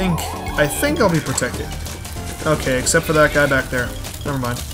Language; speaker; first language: English; native; English